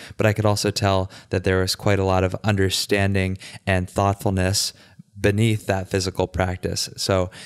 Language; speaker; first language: English; native; English